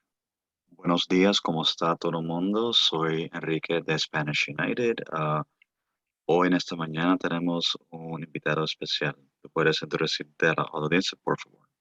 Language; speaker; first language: Spanish; early bilingual, heritage; Spanish